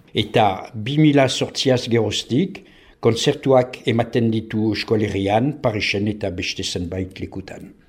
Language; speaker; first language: Basque; non-native, local second language; French